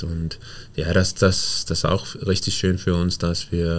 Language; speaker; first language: German; non-native, fluent; Danish